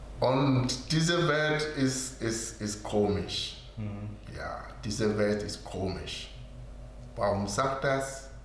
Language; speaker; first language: German; non-native, learner; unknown